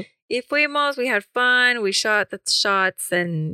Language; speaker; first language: English; early bilingual, other home language; Spanish